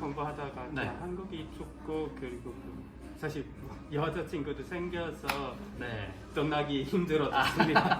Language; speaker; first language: Korean; non-native, fluent; Swedish